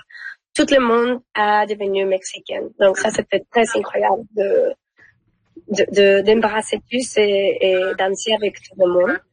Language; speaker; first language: French; non-native, learner; Spanish